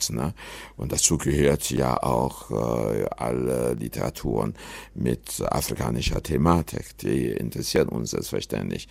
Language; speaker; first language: German; non-native, fluent; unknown